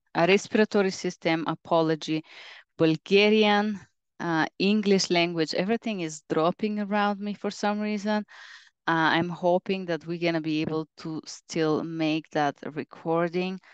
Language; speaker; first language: English; non-native, fluent; Bulgarian